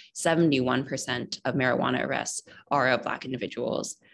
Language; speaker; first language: English; native; English